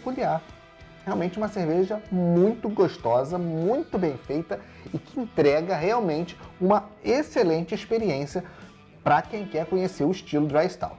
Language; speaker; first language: Portuguese; native; Portuguese